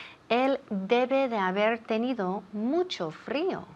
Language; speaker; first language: Spanish; non-native, fluent; English